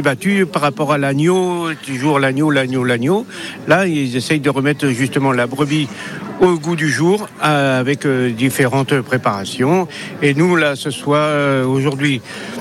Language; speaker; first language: French; native; French